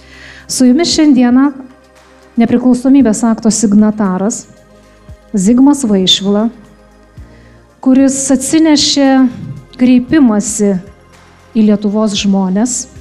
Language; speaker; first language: Lithuanian; native; Lithuanian